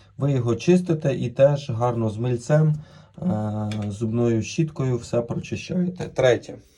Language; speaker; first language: Ukrainian; non-native, local second language; Russian